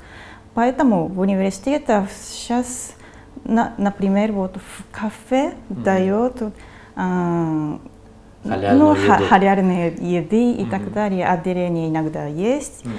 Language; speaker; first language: Russian; non-native, fluent; Japanese